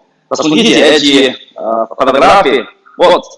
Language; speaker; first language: Russian; non-native, fluent; Chinese